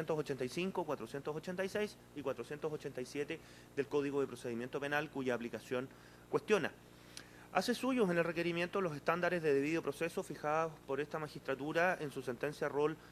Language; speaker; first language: Spanish; native; Spanish